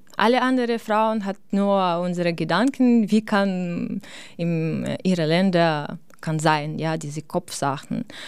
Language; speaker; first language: German; non-native, learner; Ukrainian